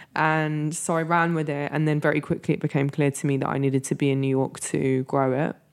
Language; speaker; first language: English; native; English